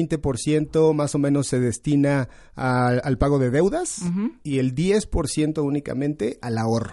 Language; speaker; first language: Spanish; native; Spanish